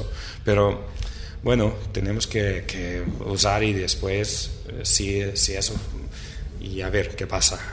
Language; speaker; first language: Spanish; non-native, fluent; Portuguese